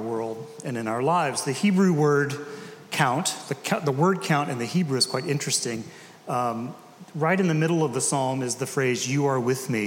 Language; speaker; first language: English; native; English